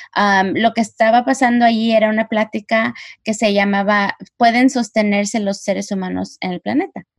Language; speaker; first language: Spanish; early bilingual, heritage; Spanish